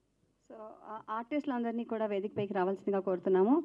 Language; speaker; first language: Telugu; native; Telugu